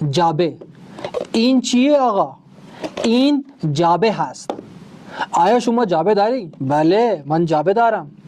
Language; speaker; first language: Persian; non-native, fluent; Urdu